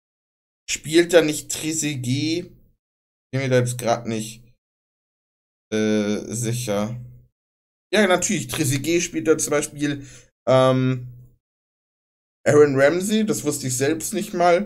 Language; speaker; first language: German; native; German